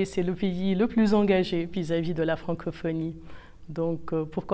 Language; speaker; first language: French; non-native, local second language; Arabic